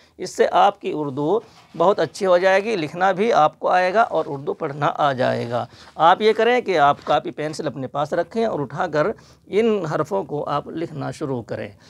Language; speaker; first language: Hindi; native; Hindi